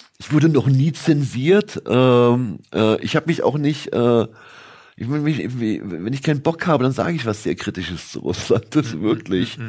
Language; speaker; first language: German; native; German